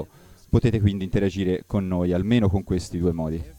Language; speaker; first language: Italian; native; Italian